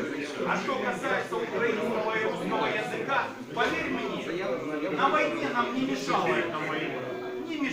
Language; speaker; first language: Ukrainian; non-native, local second language; Russian